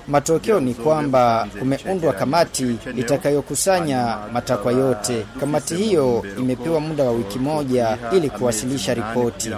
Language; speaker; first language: Swahili; non-native, local second language; Rundi